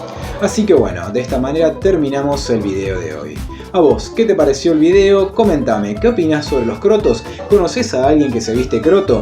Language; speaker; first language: Spanish; native; Spanish